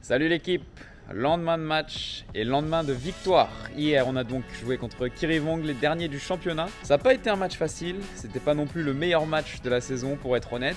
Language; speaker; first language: French; native; French